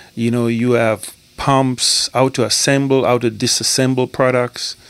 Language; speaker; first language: English; native; English